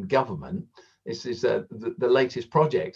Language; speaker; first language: English; native; English